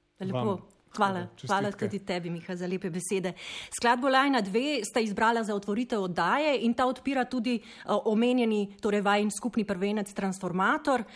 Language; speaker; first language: Slovenian; native; Slovenian